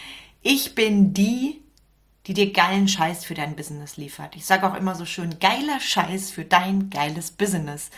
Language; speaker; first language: German; native; German